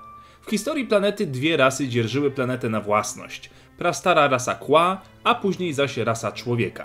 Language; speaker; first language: Polish; native; Polish